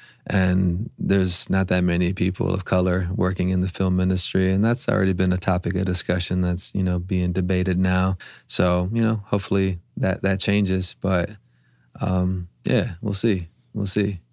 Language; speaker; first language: English; early bilingual, other home language; Spanish